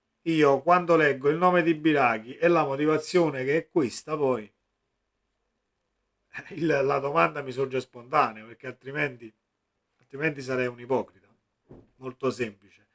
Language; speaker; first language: Italian; native; Italian